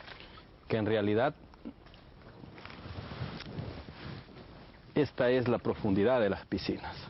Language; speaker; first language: Spanish; native; Spanish